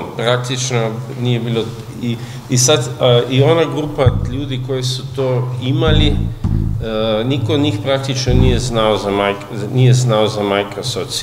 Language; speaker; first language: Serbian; non-native, fluent; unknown